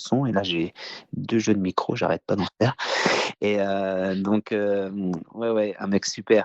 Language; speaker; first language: French; native; French